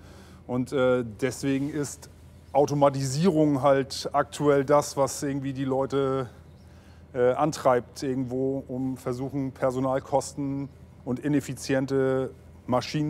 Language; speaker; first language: German; native; German